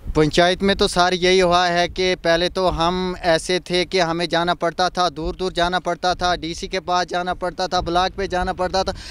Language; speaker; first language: Hindi; non-native, local second language; Kashmiri